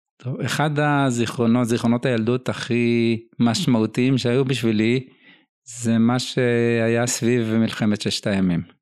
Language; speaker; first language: Hebrew; native; Hebrew